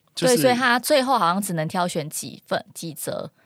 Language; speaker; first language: Chinese; non-native, local second language; Min Nan Chinese